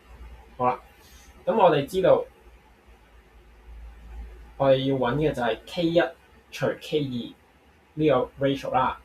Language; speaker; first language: Cantonese; native; Cantonese